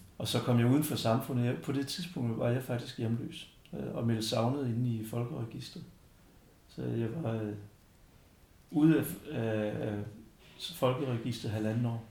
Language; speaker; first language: Danish; early bilingual, other home language; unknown